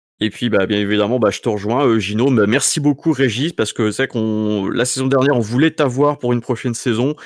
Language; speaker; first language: French; native; French